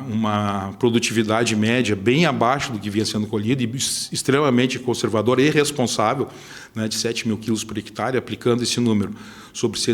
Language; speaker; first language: Portuguese; native; Portuguese